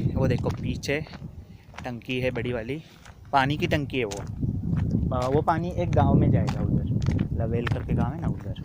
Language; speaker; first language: Hindi; non-native, local second language; Marathi